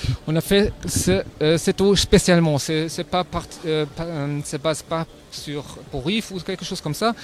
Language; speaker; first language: French; non-native, fluent; German